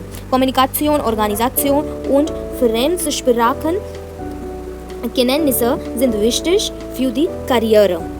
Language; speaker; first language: German; non-native, fluent; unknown